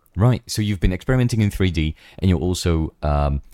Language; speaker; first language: English; non-native, fluent; Czech